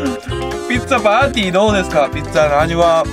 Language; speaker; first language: Japanese; native; Japanese